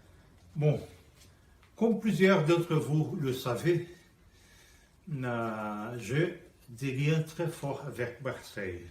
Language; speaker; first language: French; non-native, fluent; Portuguese